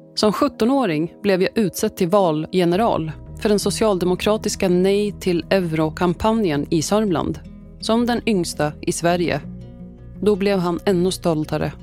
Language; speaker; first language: Swedish; early bilingual, other home language; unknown